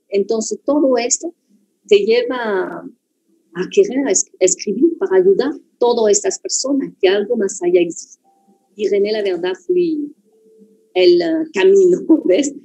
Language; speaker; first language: Spanish; non-native, fluent; French